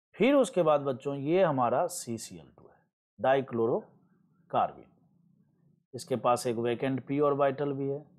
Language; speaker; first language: Hindi; native; Hindi